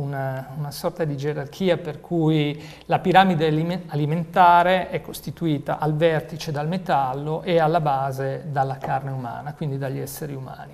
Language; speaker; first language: Italian; native; Italian